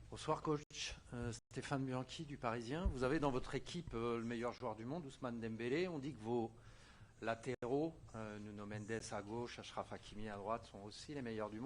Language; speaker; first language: French; native; French